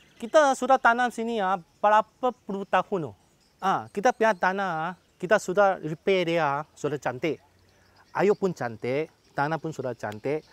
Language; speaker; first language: Malay; non-native, local second language; Cantonese